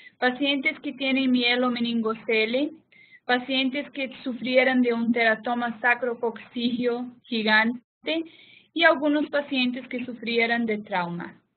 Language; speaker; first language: Spanish; non-native, fluent; Portuguese